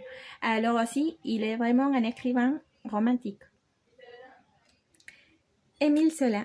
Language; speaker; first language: French; non-native, learner; Spanish